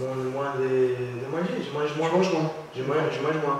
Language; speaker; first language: French; non-native, learner; Portuguese